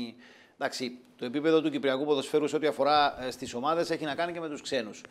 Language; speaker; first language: Greek; native; Greek